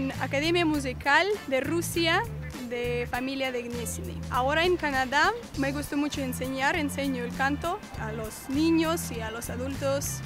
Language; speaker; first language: Spanish; non-native, fluent; Russian